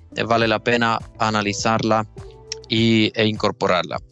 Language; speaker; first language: Spanish; non-native, fluent; Finnish